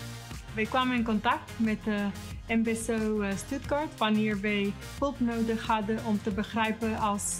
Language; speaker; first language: Dutch; non-native, fluent; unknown